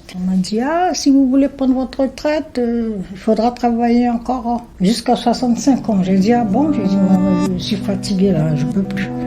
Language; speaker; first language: French; non-native, local second language; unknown